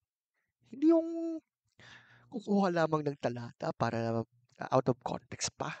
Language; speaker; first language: Filipino; native; Filipino